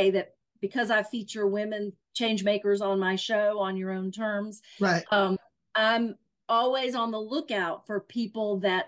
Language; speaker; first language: English; native; English